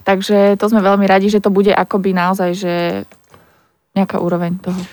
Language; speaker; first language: Slovak; native; Slovak